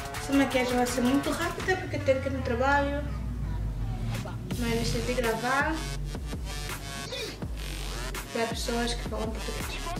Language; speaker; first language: Portuguese; early bilingual, heritage; English